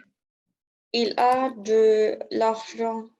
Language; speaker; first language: French; non-native, learner; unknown